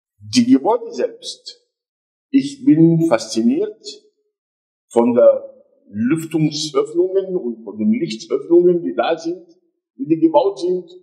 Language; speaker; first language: German; non-native, fluent; Arabic